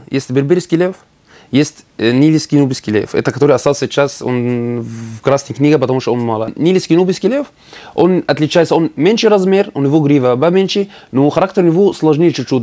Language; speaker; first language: Russian; non-native, learner; Arabic